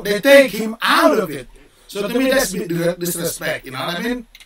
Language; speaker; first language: English; non-native, fluent; Indonesian